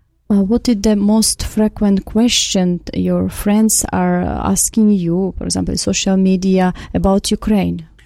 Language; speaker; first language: English; non-native, fluent; Ukrainian